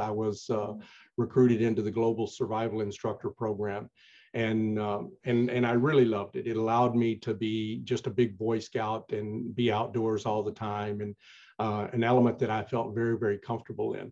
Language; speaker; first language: English; native; English